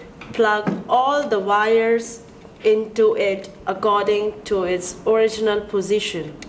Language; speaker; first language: English; non-native, learner; Chinese